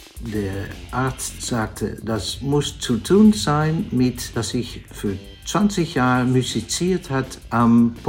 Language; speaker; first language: German; non-native, learner; Dutch